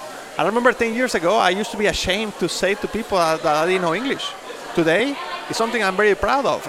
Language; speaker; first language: English; non-native, fluent; Spanish